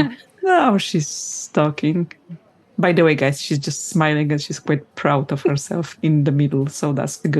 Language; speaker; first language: English; non-native, fluent; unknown